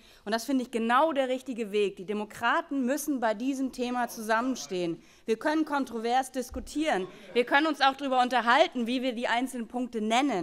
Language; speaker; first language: German; native; German